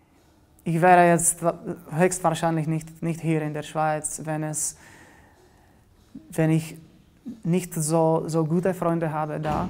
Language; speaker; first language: German; non-native, fluent; Czech